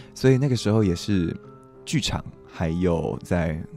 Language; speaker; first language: Chinese; non-native, local second language; Min Nan Chinese